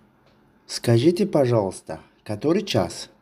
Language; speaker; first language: Russian; non-native, local second language; Tajik